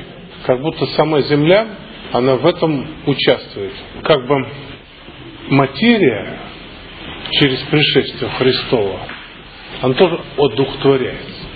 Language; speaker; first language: Russian; native; Russian